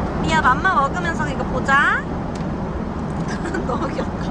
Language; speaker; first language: Korean; native; Korean